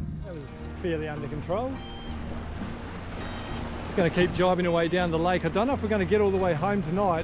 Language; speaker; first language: English; native; English